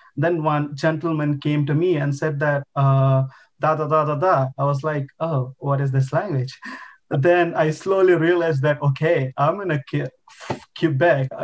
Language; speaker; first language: English; non-native, local second language; Telugu